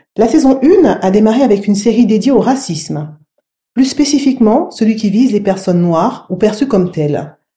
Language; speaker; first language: French; native; French